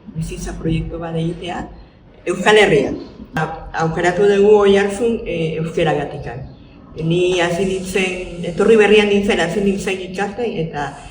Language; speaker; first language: Basque; non-native, fluent; Spanish